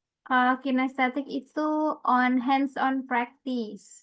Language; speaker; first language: English; non-native, fluent; Indonesian